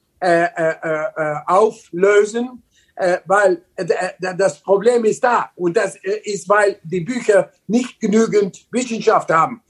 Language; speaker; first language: German; non-native, learner; Dutch